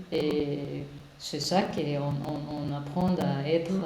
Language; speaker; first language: French; non-native, learner; Spanish